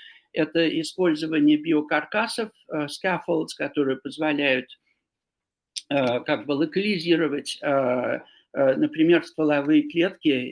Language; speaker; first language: Russian; non-native, fluent; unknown